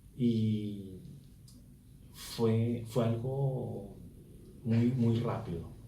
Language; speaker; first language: Spanish; native; Spanish